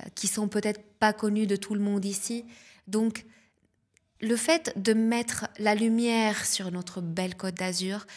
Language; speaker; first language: French; non-native, local second language; Arabic